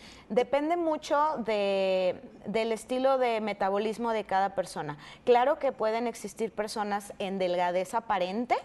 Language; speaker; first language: Spanish; native; Spanish